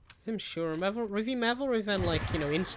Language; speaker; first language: Welsh; native; Welsh